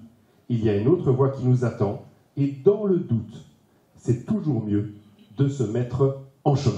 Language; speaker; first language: French; native; French